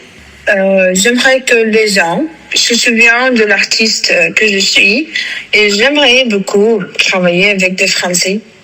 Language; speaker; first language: French; non-native, fluent; Russian